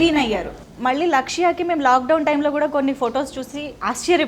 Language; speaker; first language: Telugu; native; Telugu